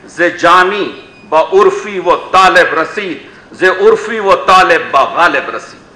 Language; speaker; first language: Urdu; native; Urdu